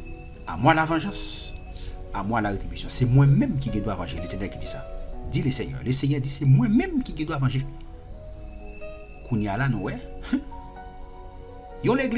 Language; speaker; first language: French; non-native, local second language; Haitian Creole